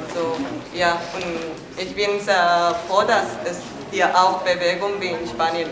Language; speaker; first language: German; non-native, fluent; Spanish